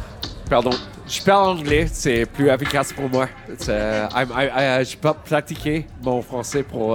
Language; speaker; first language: French; non-native, learner; English